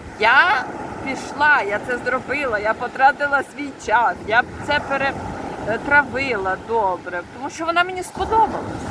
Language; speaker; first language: Ukrainian; native; Ukrainian